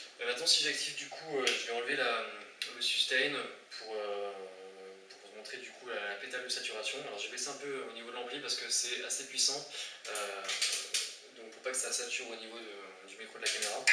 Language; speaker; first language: French; native; French